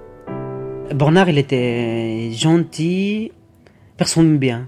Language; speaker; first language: French; non-native, learner; Arabic